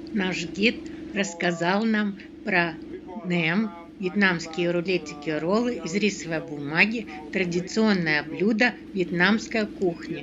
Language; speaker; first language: Russian; native; Russian